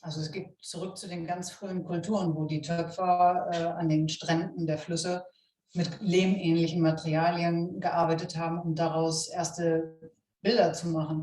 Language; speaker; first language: German; native; German